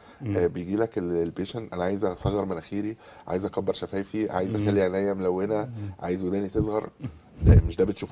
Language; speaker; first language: Arabic; native; Arabic